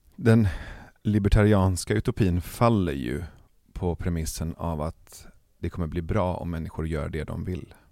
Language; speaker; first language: Swedish; early bilingual, other home language; Persian